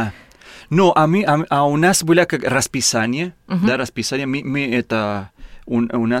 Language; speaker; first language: Russian; non-native, learner; Spanish